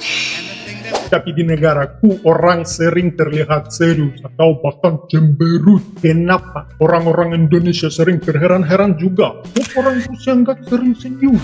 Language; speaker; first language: Indonesian; non-native, fluent; Russian